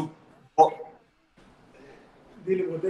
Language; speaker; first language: English; non-native, learner; Spanish